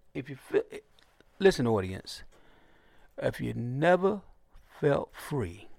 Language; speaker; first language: English; native; English